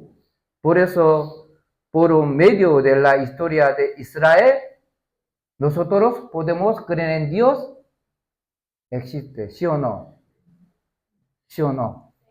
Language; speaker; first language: Spanish; non-native, learner; Korean